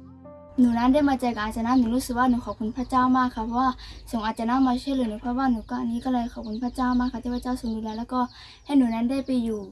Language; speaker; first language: Thai; non-native, local second language; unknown